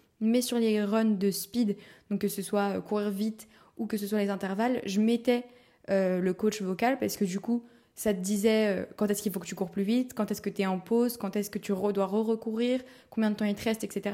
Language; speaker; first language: French; native; French